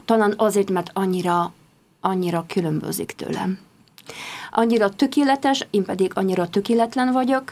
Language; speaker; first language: Hungarian; non-native, fluent; Polish